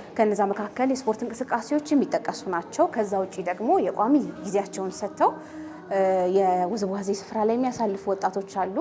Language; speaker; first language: Amharic; native; Amharic